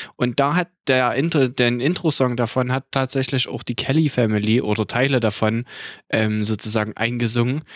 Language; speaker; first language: German; native; German